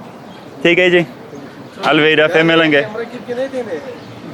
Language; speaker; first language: Hindi; non-native, learner; English